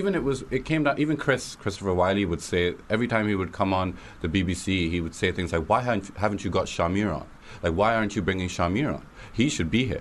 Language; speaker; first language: English; non-native, local second language; Urdu